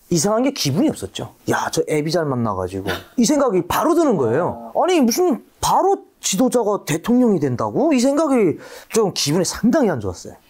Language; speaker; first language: Korean; native; Korean